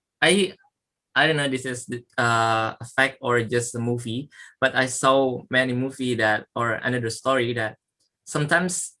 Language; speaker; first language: English; non-native, learner; Indonesian